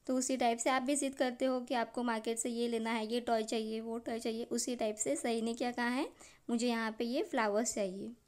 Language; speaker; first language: Hindi; non-native, local second language; Marathi